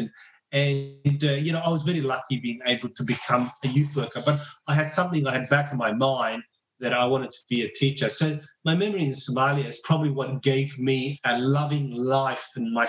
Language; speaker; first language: English; non-native, fluent; Somali